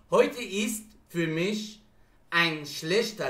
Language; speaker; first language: German; non-native, fluent; Persian